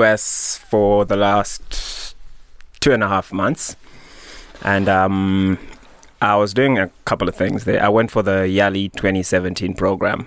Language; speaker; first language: English; non-native, local second language; Shona